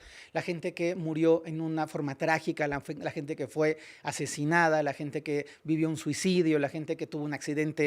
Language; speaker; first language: Spanish; native; Spanish